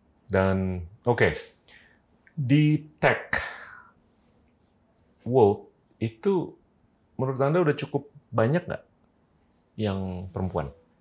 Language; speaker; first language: Indonesian; native; Indonesian